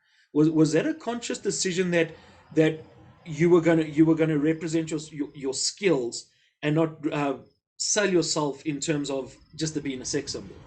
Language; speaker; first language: English; native; English